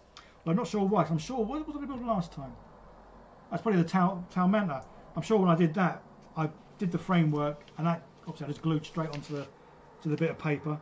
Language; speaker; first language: English; native; English